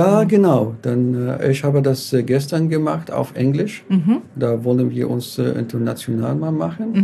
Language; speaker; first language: German; non-native, fluent; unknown